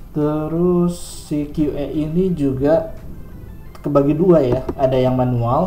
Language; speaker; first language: Indonesian; native; Indonesian